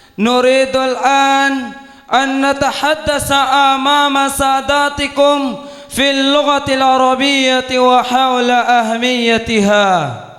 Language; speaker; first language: Arabic; non-native, learner; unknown